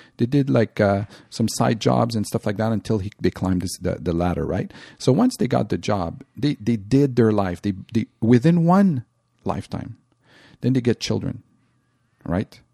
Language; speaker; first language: English; non-native, local second language; French